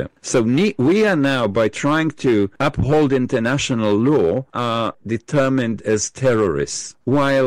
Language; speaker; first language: English; non-native, fluent; Hebrew